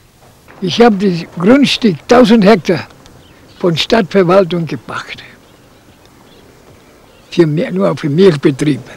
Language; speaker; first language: German; non-native, local second language; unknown